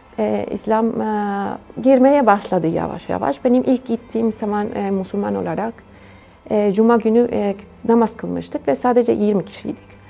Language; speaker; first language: Turkish; non-native, fluent; Spanish